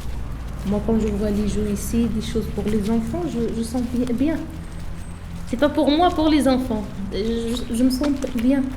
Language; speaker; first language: French; non-native, learner; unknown